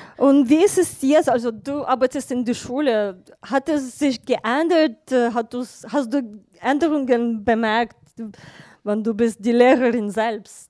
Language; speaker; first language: German; non-native, fluent; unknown